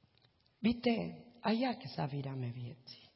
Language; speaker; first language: Czech; non-native, learner; Spanish